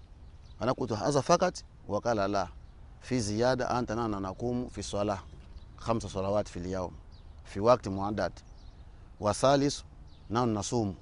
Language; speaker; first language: Arabic; non-native, learner; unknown